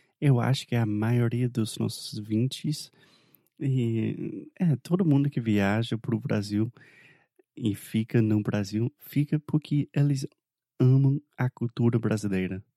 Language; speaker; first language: Portuguese; non-native, fluent; English